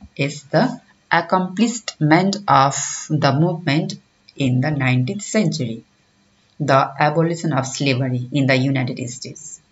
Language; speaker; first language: English; non-native, local second language; Nepali